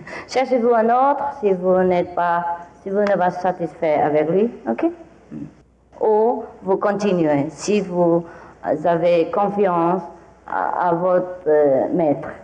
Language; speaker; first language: French; non-native, fluent; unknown